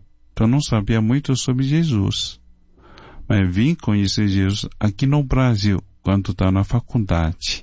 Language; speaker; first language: Portuguese; non-native, fluent; Chinese